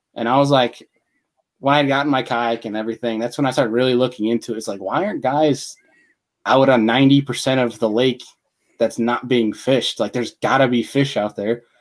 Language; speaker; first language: English; native; English